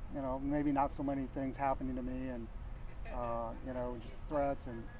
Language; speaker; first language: English; native; English